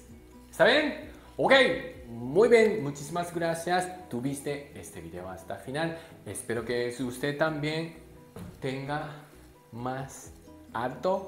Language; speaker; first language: Spanish; non-native, learner; Japanese